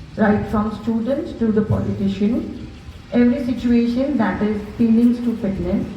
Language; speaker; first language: English; non-native, local second language; Hindi